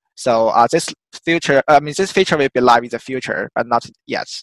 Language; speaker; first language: English; non-native, fluent; Chinese